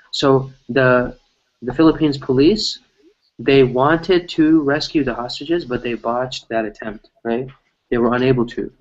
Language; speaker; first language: English; early bilingual, other home language; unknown